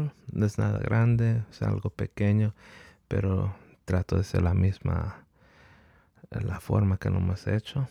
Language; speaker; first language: Spanish; early bilingual, heritage; Spanish